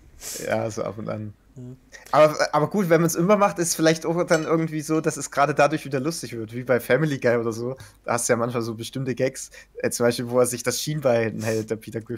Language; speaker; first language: German; native; German